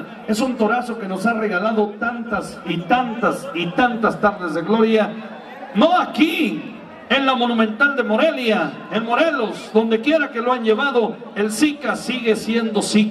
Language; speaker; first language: Spanish; native; Spanish